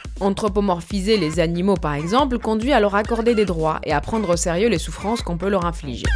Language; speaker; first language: French; native; French